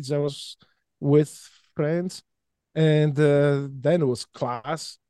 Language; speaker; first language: English; non-native, fluent; Polish